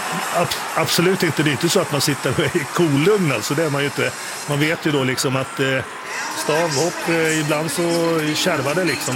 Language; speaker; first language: Swedish; native; Swedish